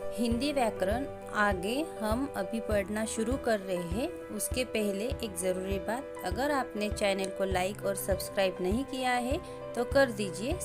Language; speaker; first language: Hindi; non-native, local second language; Marathi